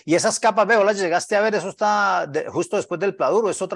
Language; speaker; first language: Spanish; native; Spanish